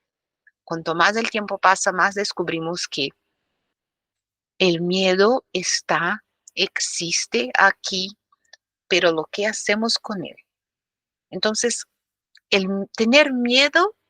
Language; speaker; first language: Spanish; non-native, fluent; Portuguese